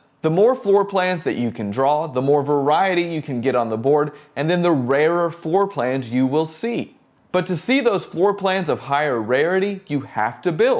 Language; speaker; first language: English; native; English